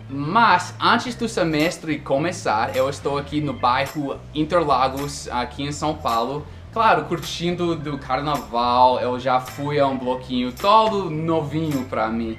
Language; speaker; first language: Portuguese; non-native, fluent; English